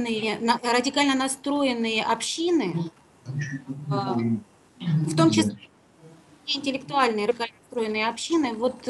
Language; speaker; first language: Russian; native; Russian